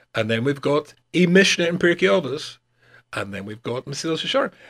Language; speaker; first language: English; native; English